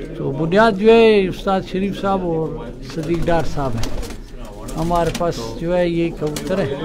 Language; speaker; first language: Urdu; non-native, local second language; Punjabi